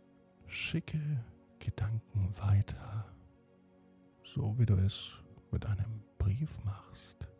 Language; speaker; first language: German; native; German